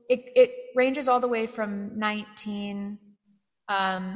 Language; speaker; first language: English; native; English